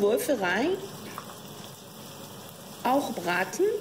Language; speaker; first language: German; non-native, learner; Chinese